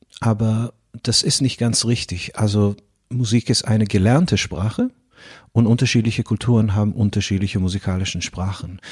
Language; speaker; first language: German; non-native, fluent; Hebrew